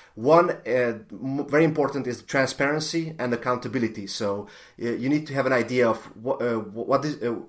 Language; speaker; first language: English; non-native, fluent; Hungarian